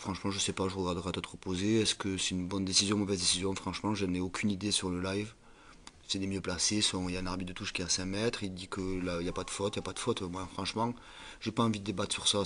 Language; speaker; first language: French; native; French